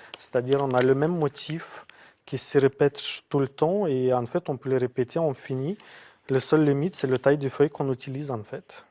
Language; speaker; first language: French; non-native, fluent; Lithuanian